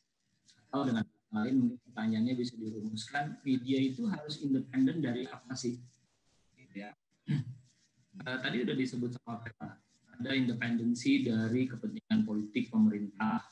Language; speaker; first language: Indonesian; native; Indonesian